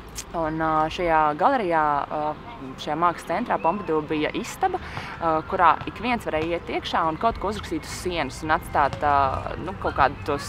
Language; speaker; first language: Latvian; native; Latvian